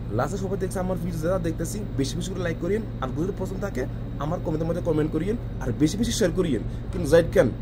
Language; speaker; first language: Bangla; non-native, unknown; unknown